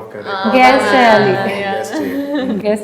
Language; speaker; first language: Telugu; non-native, learner; Hindi